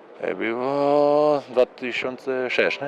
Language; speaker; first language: Polish; non-native, learner; Spanish